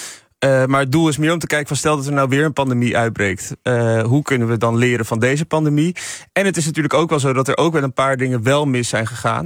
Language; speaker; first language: Dutch; native; Dutch